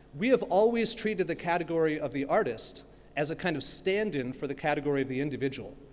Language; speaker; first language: English; native; English